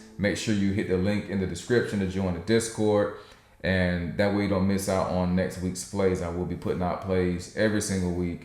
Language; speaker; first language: English; native; English